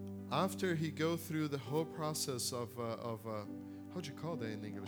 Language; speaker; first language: English; non-native, fluent; Portuguese